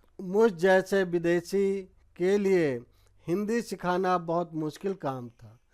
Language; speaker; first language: Hindi; native; Hindi